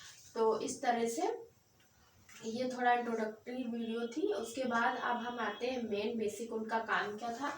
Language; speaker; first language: Hindi; native; Hindi